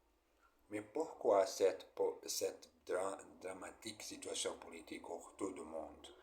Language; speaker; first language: French; non-native, learner; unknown